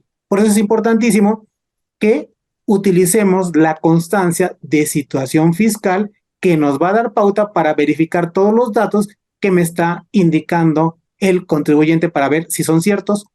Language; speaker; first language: Spanish; native; Spanish